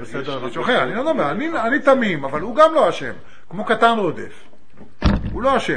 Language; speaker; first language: Hebrew; native; Hebrew